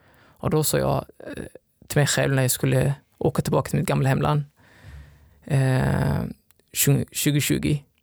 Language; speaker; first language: Swedish; early bilingual, other home language; Somali